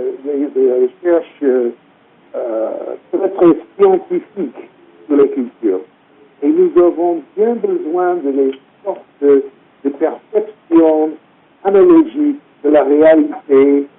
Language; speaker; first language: French; non-native, fluent; English